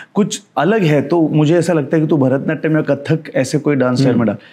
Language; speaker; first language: Hindi; non-native, local second language; Marathi